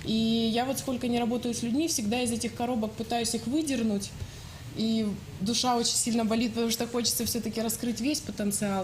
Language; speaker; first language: Russian; native; Russian